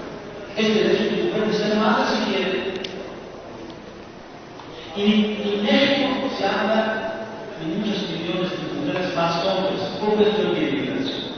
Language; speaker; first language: Spanish; non-native, fluent; Persian